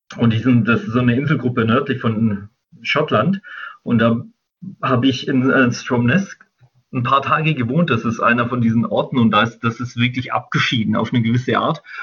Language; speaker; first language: German; native; German